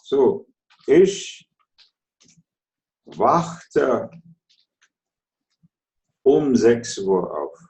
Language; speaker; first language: German; non-native, fluent; Telugu